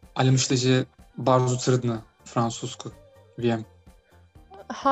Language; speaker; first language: Polish; non-native, learner; Turkish